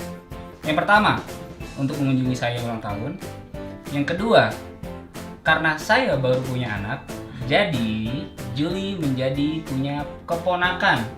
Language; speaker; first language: Indonesian; native; Indonesian